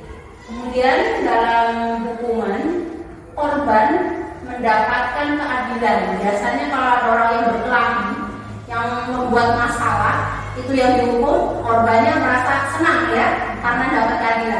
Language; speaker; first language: Indonesian; native; Indonesian